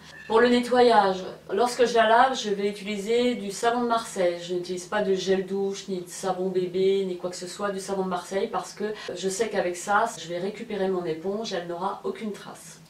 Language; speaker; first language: French; native; French